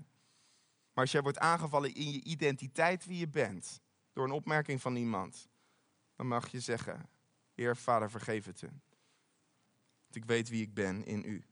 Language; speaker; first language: Dutch; native; Dutch